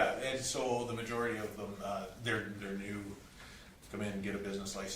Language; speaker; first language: English; native; English